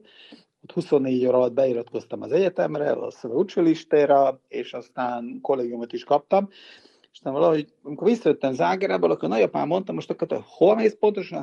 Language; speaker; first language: Hungarian; non-native, local second language; Serbian